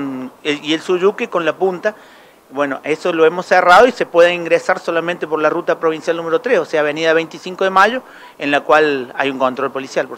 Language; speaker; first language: Spanish; native; Spanish